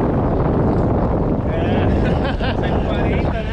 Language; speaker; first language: Portuguese; native; Portuguese